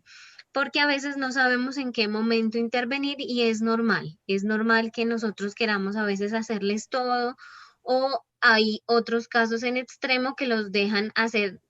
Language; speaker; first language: Spanish; native; Spanish